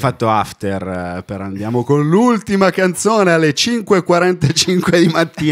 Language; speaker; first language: Italian; native; Italian